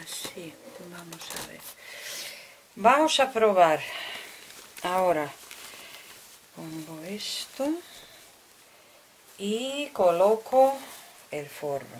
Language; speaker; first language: Spanish; non-native, fluent; Russian